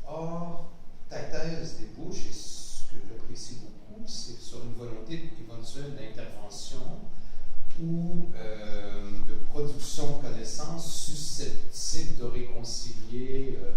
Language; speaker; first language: French; native; French